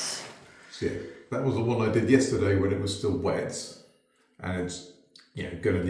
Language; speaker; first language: English; native; English